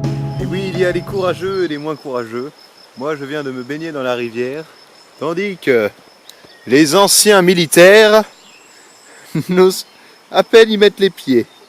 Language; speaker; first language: French; native; French